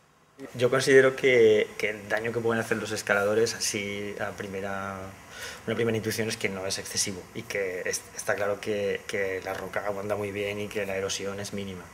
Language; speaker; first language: Spanish; native; Spanish